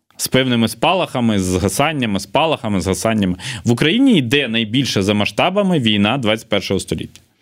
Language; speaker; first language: Ukrainian; native; Ukrainian